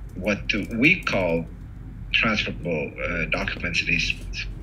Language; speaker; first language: English; non-native, fluent; Italian